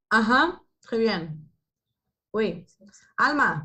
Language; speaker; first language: French; non-native, fluent; Spanish